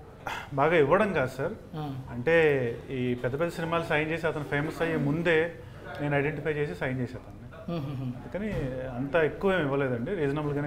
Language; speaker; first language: Telugu; native; Telugu